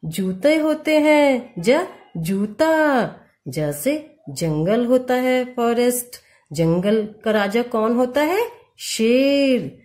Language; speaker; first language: Hindi; native; Hindi